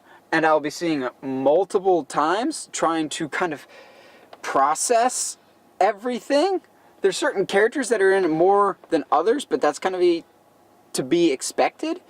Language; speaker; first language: English; native; English